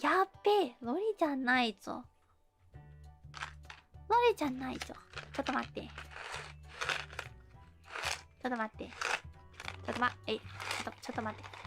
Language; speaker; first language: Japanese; non-native, learner; English